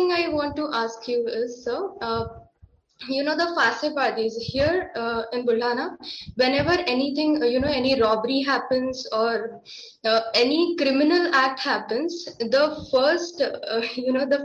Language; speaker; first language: English; non-native, local second language; Marathi